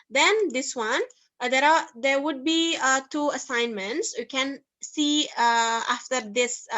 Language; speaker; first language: English; non-native, fluent; Indonesian